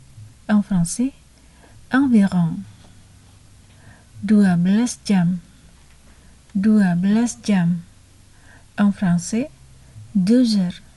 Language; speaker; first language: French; non-native, fluent; Indonesian